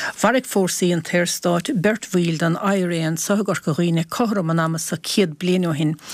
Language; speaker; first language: Irish; native; Irish